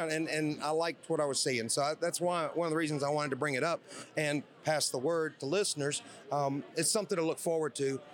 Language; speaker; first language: English; native; English